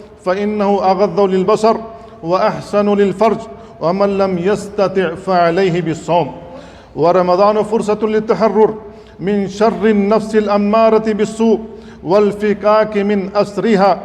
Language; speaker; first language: Arabic; non-native, fluent; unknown